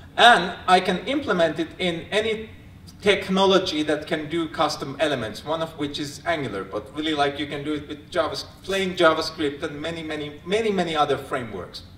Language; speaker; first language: English; non-native, fluent; Finnish